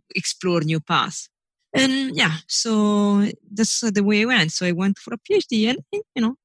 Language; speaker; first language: English; non-native, fluent; Italian